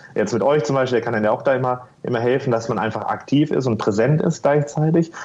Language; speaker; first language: German; native; German